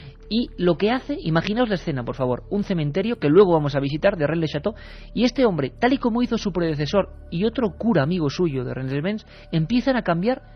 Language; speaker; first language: Spanish; native; Spanish